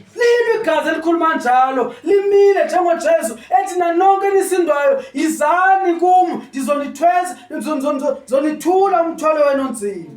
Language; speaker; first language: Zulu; non-native, local second language; Xhosa